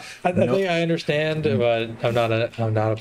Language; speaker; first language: English; native; English